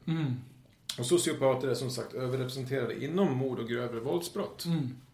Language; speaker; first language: Swedish; native; Swedish